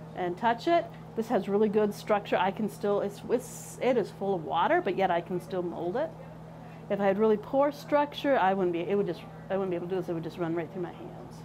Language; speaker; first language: English; native; English